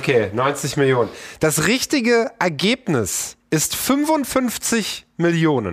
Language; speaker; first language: German; native; German